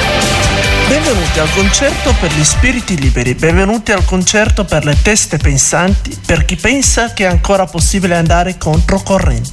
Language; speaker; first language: Italian; native; Italian